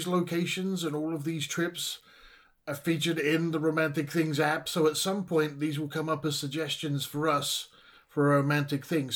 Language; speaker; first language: English; native; English